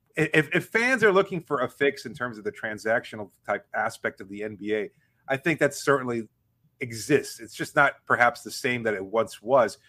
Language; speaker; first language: English; native; English